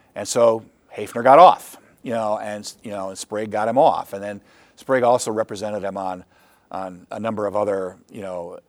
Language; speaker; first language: English; native; English